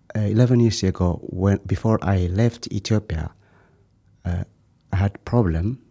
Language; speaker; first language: English; non-native, fluent; Amharic